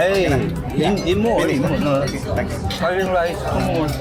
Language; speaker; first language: English; non-native, learner; Korean